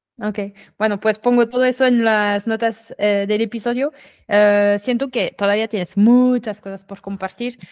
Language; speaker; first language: Spanish; non-native, fluent; French